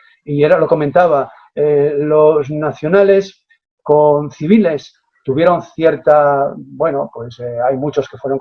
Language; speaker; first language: Spanish; native; Spanish